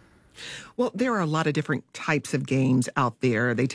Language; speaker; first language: English; native; English